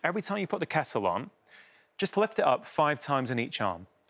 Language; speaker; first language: English; native; English